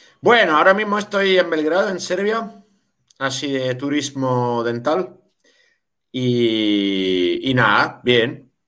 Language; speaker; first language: Spanish; non-native, fluent; Italian